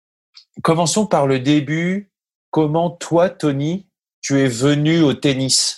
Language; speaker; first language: French; native; French